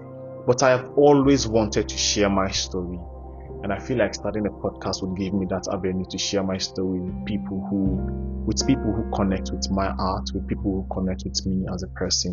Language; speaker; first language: English; non-native, local second language; Igbo